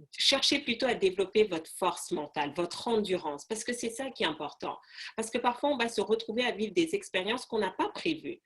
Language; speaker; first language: French; non-native, local second language; Arabic